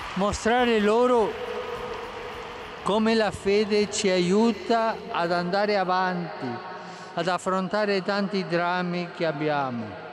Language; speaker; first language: Italian; non-native, fluent; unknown